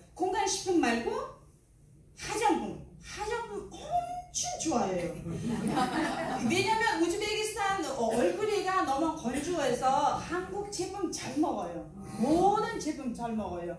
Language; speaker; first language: Korean; non-native, learner; Uzbek